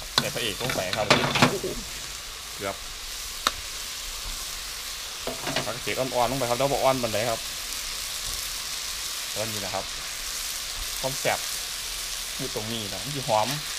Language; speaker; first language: Thai; non-native, local second language; Northeastern Thai